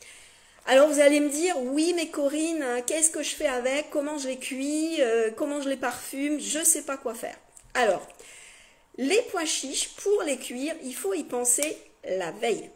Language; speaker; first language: French; native; French